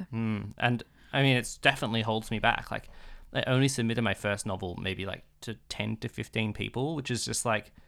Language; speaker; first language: English; native; English